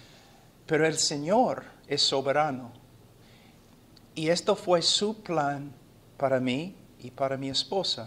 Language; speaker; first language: Spanish; non-native, fluent; English